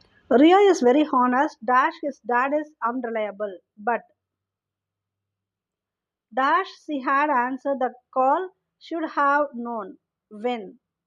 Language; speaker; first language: English; non-native, local second language; Tamil